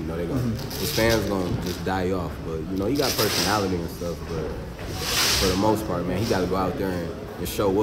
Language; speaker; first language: English; native; English